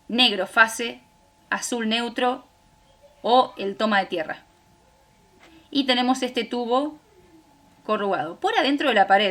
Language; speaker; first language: Spanish; native; Spanish